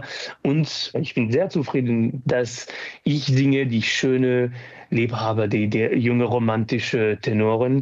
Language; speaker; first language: German; non-native, fluent; French